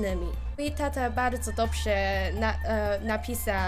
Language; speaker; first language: Polish; non-native, learner; Chinese